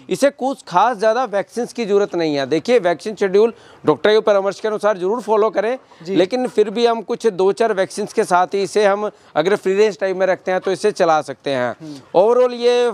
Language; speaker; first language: Hindi; native; Hindi